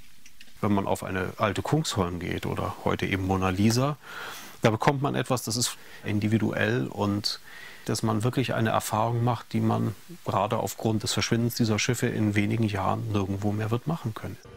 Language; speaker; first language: German; native; German